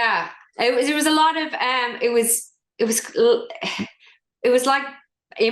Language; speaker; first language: English; native; English